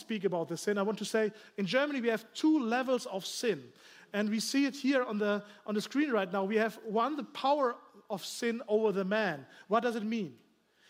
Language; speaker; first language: English; non-native, learner; German